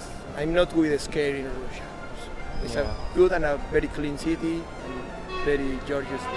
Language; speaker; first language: English; non-native, learner; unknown